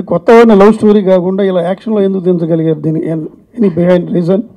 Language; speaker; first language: Telugu; native; Telugu